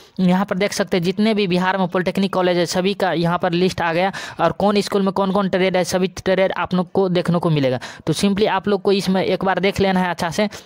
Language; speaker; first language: Hindi; native; Hindi